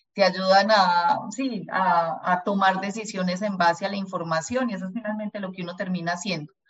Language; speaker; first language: Spanish; early bilingual, other home language; German